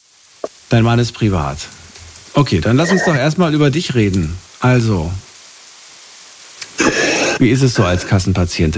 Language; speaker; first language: German; native; German